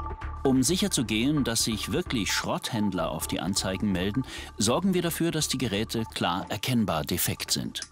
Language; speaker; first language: German; native; German